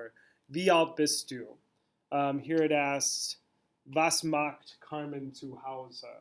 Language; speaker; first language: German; non-native, fluent; English